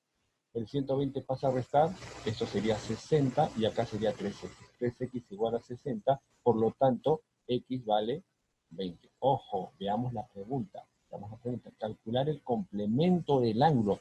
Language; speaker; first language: Spanish; native; Spanish